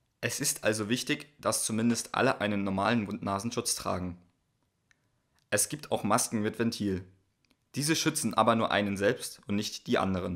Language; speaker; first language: German; native; German